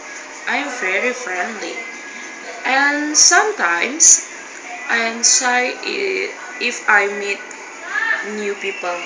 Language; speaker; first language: English; non-native, learner; Indonesian